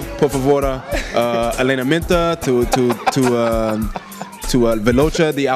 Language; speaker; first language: Italian; non-native, learner; English